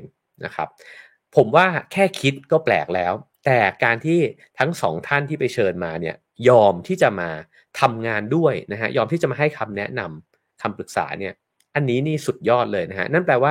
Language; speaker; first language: Thai; native; Thai